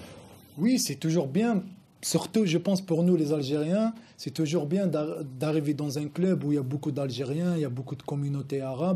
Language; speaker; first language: French; non-native, local second language; Arabic